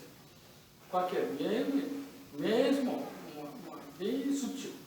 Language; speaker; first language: Portuguese; non-native, learner; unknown